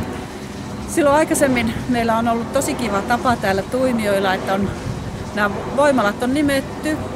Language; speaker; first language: Finnish; native; Finnish